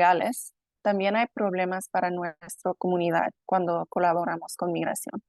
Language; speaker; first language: Spanish; non-native, fluent; English